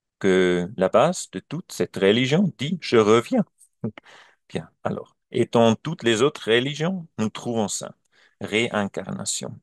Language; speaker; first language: French; non-native, learner; German